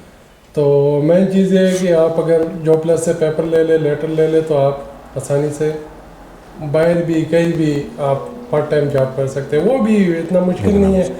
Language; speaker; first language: Hindi; non-native, local second language; Pashto